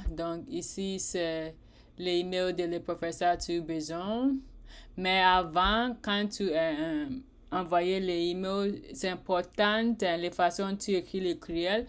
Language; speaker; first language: French; non-native, learner; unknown